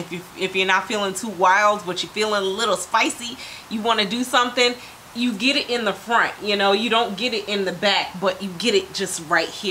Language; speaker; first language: English; native; English